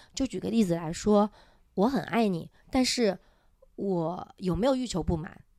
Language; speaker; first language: Chinese; non-native, local second language; Min Nan Chinese